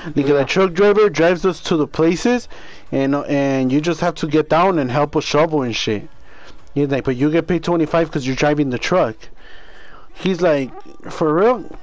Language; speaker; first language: English; early bilingual, other home language; Spanish